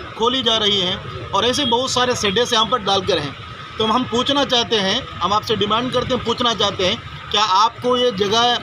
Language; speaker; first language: Urdu; native; Urdu